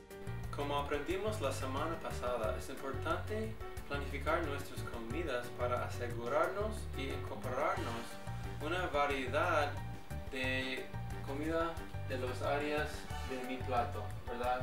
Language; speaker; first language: Spanish; early bilingual, heritage; English